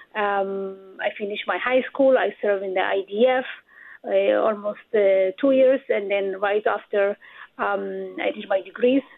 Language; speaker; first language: English; non-native, fluent; Amharic